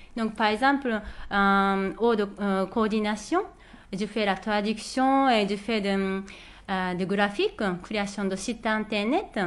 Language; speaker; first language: French; non-native, fluent; Japanese